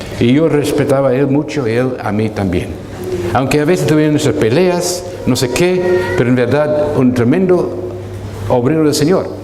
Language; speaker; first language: Spanish; non-native, fluent; English